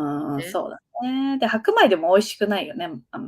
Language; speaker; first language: Japanese; native; Japanese